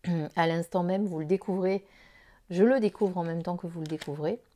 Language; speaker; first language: French; native; French